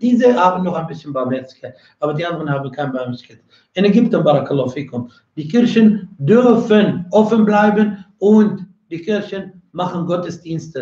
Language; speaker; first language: German; non-native, fluent; Arabic